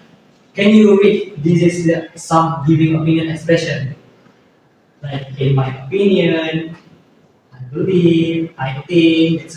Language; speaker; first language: English; non-native, learner; Indonesian